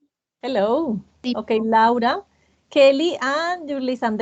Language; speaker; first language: English; non-native, fluent; Spanish